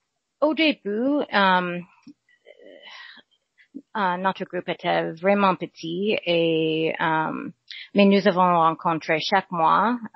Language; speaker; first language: French; non-native, learner; English